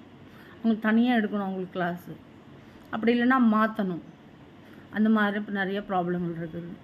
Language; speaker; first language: Tamil; non-native, learner; Malayalam